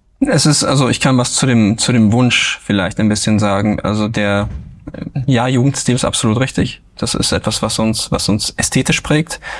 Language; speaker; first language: German; native; German